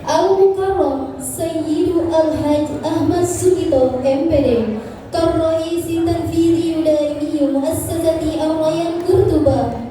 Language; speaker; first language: Arabic; non-native, learner; Indonesian